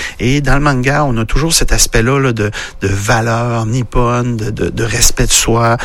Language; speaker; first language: French; native; French